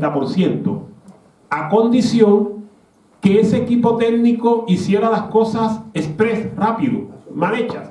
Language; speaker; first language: Spanish; native; Spanish